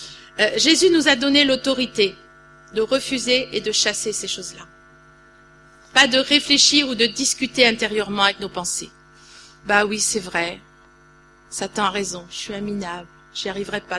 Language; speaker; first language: French; native; French